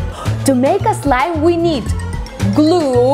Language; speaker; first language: English; non-native, fluent; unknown